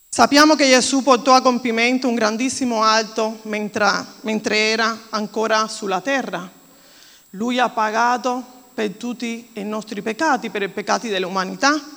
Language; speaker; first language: Italian; non-native, fluent; Spanish